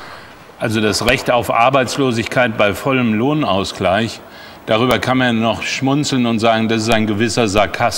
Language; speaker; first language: German; native; German